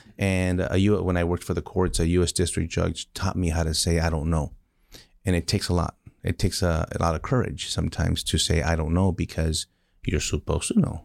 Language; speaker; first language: English; early bilingual, other home language; Spanish